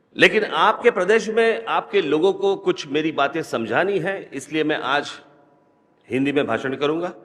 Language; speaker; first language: Hindi; non-native, local second language; Marathi